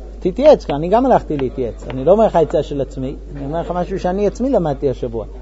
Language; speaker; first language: Hebrew; non-native, fluent; English